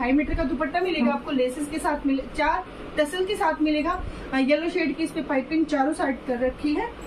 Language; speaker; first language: Hindi; native; Hindi